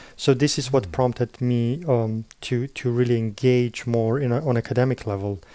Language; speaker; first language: English; non-native, fluent; Slovenian